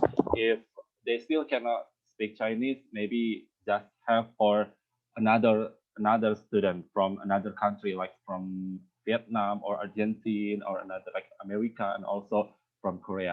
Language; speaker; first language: English; non-native, learner; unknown